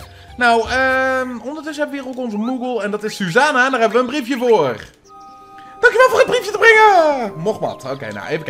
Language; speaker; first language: Dutch; native; Dutch